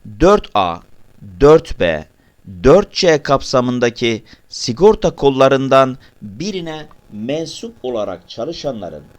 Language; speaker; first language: Turkish; native; Turkish